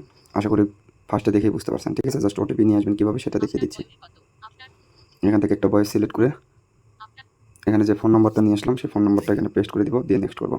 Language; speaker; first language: Bangla; native; Bangla